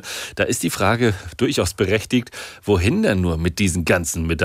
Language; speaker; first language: German; native; German